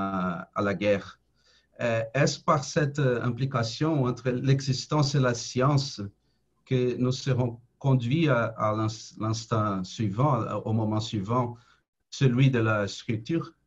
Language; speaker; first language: French; non-native, fluent; Portuguese